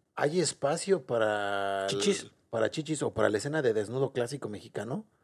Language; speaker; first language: Spanish; native; Spanish